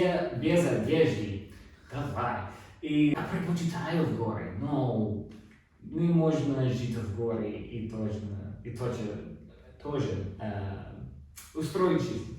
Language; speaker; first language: Russian; non-native, learner; English